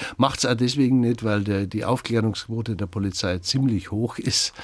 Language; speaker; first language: German; native; German